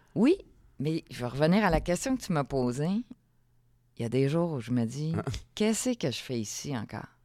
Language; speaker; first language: French; native; French